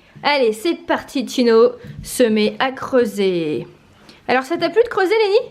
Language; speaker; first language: French; native; French